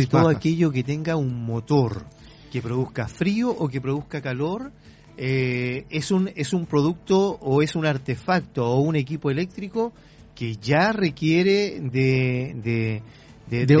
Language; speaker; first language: Spanish; native; Spanish